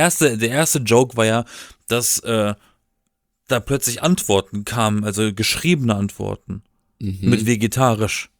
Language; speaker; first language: German; native; German